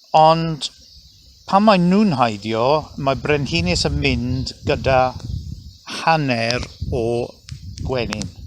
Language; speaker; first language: Welsh; non-native, local second language; English